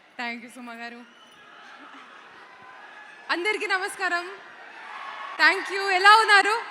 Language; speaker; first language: Telugu; non-native, learner; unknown